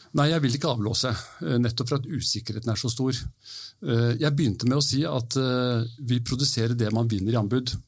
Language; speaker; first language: Norwegian; early bilingual, heritage; Norwegian